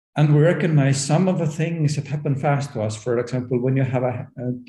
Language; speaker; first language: English; non-native, fluent; Estonian